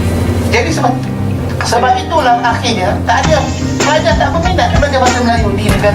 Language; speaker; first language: Malay; native; Malay